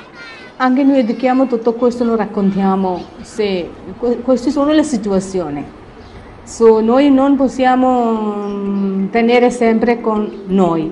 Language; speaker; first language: Italian; non-native, learner; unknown